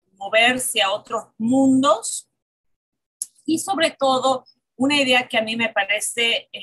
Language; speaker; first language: Spanish; native; Spanish